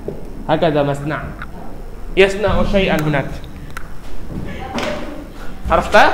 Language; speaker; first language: Arabic; non-native, fluent; Indonesian